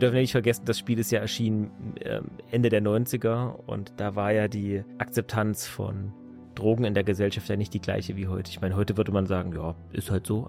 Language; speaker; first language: German; native; German